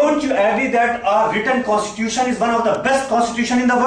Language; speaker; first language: English; non-native, local second language; Hindi